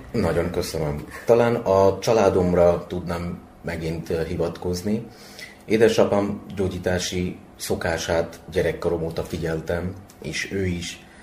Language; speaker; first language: Hungarian; non-native, fluent; Bangla